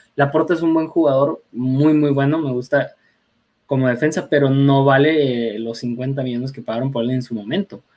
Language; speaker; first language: Spanish; native; Spanish